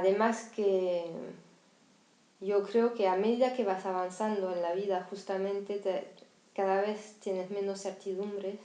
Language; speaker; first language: Spanish; non-native, fluent; French